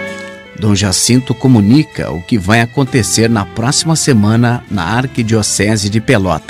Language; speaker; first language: Portuguese; native; Portuguese